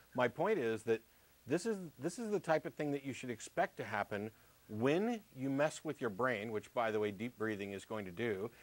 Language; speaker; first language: English; native; English